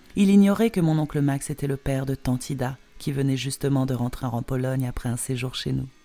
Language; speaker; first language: French; non-native, fluent; Polish